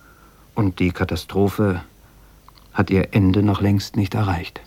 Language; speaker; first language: German; native; German